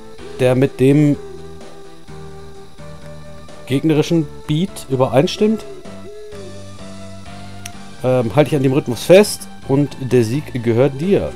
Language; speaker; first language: German; native; German